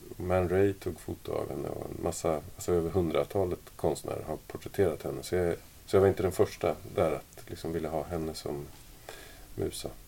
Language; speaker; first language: Swedish; native; Swedish